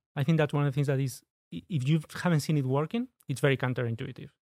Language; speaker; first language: English; non-native, fluent; Spanish